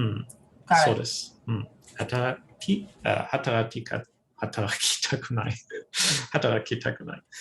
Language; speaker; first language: Japanese; non-native, fluent; English